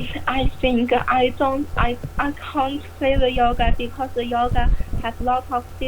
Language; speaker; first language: English; non-native, learner; Chinese